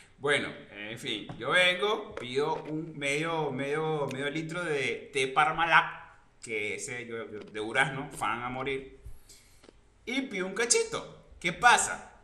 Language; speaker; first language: Spanish; native; Spanish